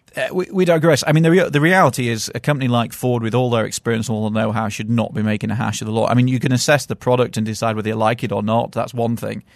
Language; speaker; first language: English; native; English